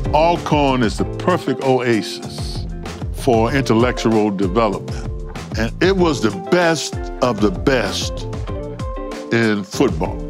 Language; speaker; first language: English; native; English